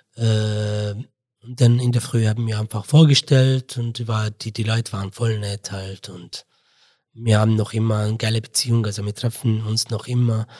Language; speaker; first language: German; non-native, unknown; Arabic